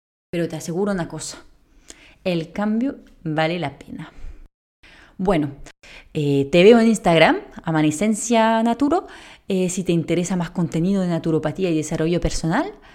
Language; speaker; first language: Spanish; non-native, fluent; French